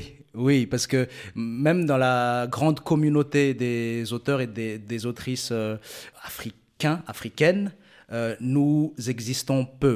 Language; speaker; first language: French; non-native, local second language; Malagasy